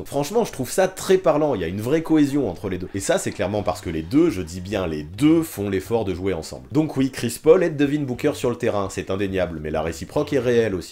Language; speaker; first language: French; native; French